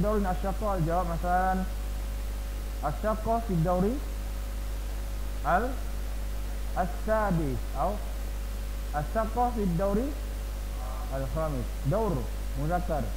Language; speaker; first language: Arabic; non-native, fluent; Indonesian